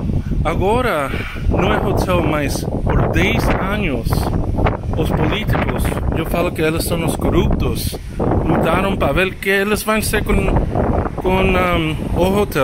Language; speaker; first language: Portuguese; non-native, learner; English